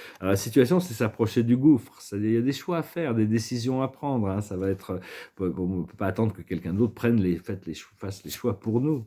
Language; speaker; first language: French; native; French